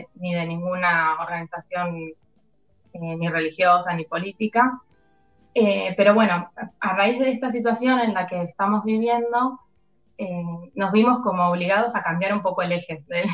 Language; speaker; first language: Spanish; native; Spanish